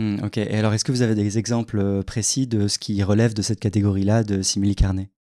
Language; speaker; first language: French; native; French